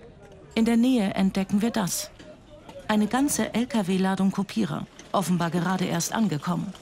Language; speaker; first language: German; native; German